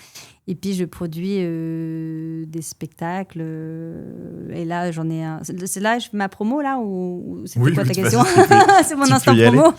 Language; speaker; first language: French; native; French